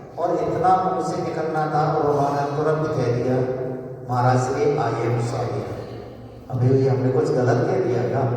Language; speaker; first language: Hindi; native; Hindi